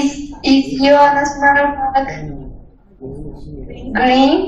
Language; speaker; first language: English; non-native, fluent; Russian